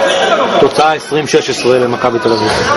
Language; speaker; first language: Hebrew; native; Hebrew